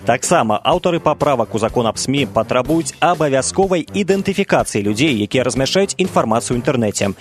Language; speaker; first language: Belarusian; native; Belarusian